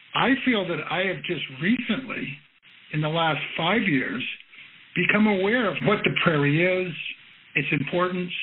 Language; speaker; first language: English; native; English